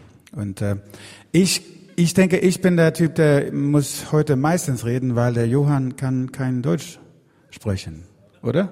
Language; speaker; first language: German; non-native, learner; Swedish